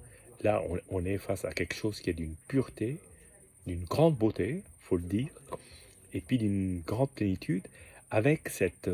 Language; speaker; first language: French; native; French